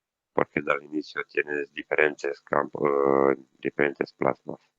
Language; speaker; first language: Spanish; non-native, learner; Italian